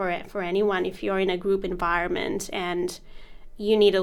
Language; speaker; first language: English; native; English